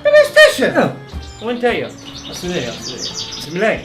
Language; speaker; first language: Arabic; native; Arabic